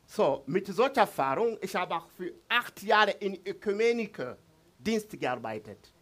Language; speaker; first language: German; non-native, learner; Swahili